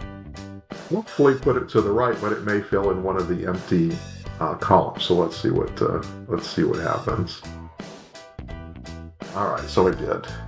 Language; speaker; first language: English; native; English